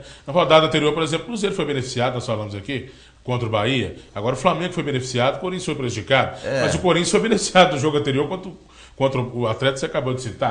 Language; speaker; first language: Portuguese; native; Portuguese